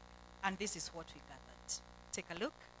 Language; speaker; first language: English; non-native, local second language; Swahili